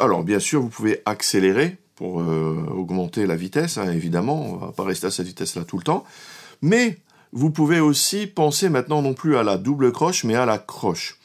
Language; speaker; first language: French; native; French